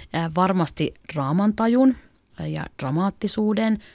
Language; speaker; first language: Finnish; native; Finnish